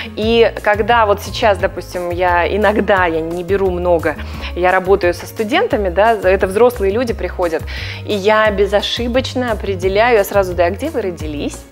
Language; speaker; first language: Russian; native; Russian